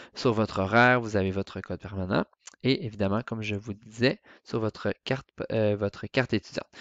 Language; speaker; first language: French; native; French